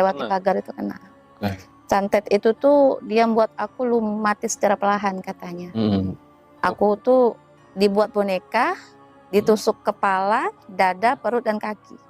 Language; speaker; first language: Indonesian; native; Indonesian